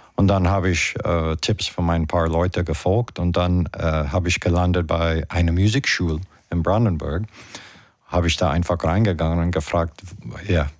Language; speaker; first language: German; non-native, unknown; English